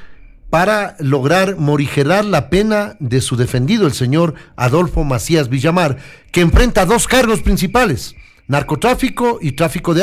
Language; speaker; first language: Spanish; native; Spanish